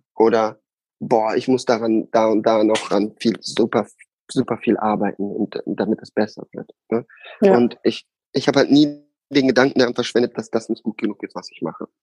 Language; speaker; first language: German; native; German